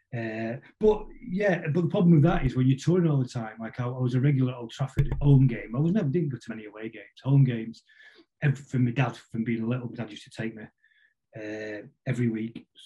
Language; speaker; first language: English; native; English